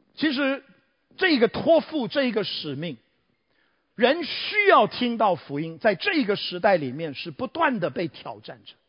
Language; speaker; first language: Chinese; native; Chinese